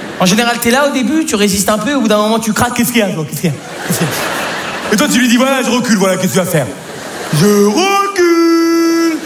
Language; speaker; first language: French; native; French